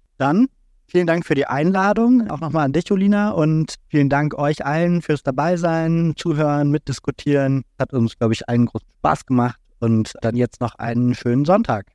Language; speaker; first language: German; native; German